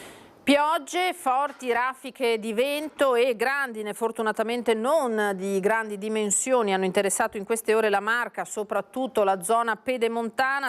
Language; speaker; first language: Italian; native; Italian